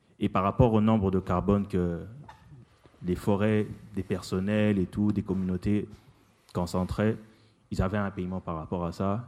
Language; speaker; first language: French; non-native, local second language; Lingala